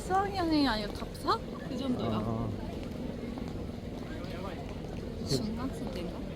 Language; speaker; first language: Korean; non-native, fluent; Japanese